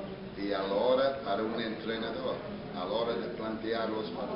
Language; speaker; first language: Spanish; non-native, fluent; English